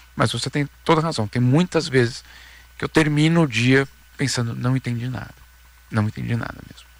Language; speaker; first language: Portuguese; native; Portuguese